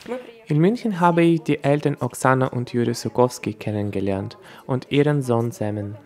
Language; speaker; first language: German; non-native, fluent; Russian